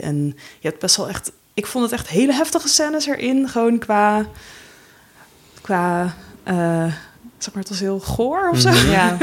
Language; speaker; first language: Dutch; native; Dutch